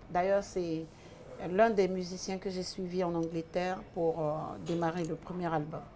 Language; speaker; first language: French; early bilingual, other home language; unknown